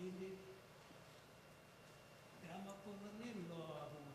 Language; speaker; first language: Hebrew; non-native, fluent; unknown